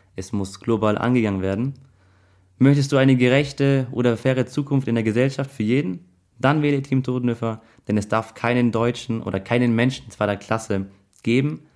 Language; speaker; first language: German; early bilingual, other home language; Arabic